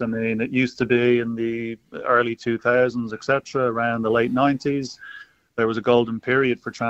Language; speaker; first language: English; native; English